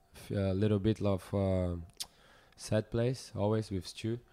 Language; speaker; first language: English; non-native, fluent; Portuguese